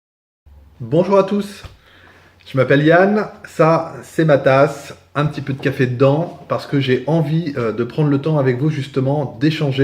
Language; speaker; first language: French; native; French